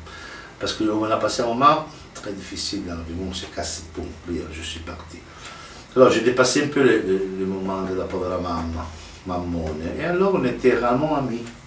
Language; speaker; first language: French; non-native, fluent; Italian